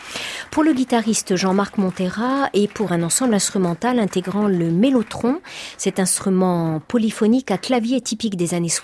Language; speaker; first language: French; native; French